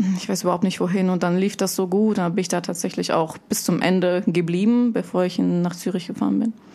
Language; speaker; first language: German; early bilingual, other home language; Russian